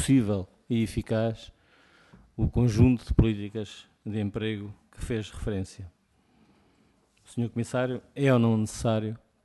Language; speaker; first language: Portuguese; native; Portuguese